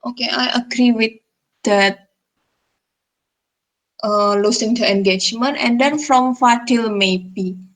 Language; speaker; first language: English; non-native, fluent; Indonesian